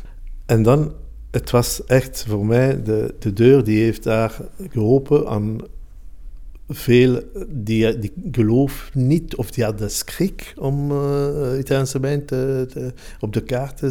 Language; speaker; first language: Dutch; non-native, local second language; Italian